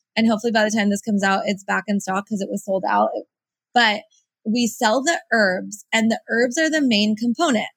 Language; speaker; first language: English; early bilingual, other home language; Persian